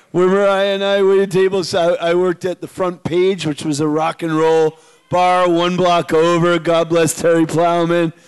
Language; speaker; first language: English; native; English